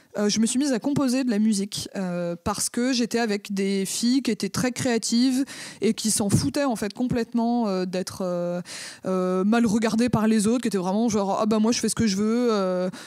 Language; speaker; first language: French; native; French